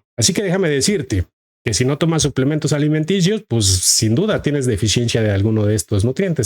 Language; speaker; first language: Spanish; native; Spanish